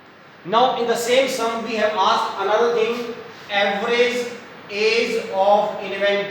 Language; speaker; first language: English; non-native, local second language; Hindi